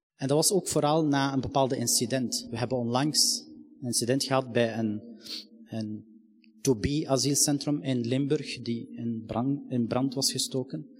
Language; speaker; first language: Dutch; non-native, fluent; Arabic